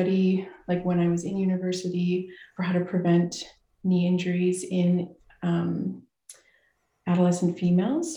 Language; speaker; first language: English; native; English